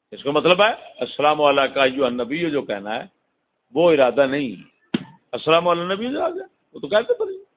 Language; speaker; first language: Urdu; non-native, local second language; Punjabi